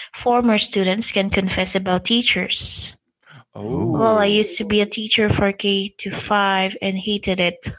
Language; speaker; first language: English; non-native, fluent; Persian